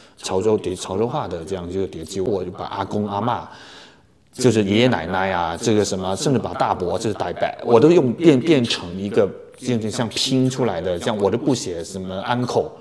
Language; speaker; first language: Chinese; native; Chinese